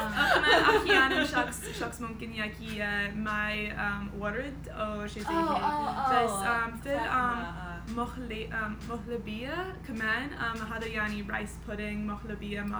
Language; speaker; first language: Arabic; non-native, learner; English